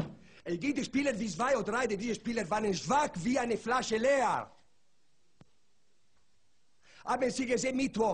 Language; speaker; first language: German; non-native, learner; Italian